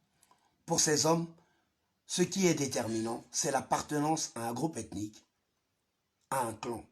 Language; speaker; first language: French; non-native, local second language; Lingala